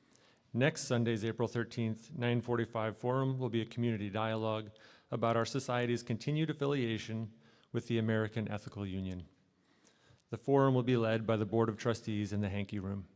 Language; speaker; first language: English; native; English